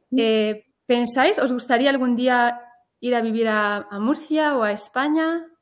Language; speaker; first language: Spanish; native; Spanish